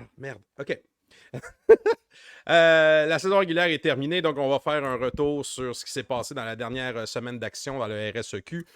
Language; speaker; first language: French; native; French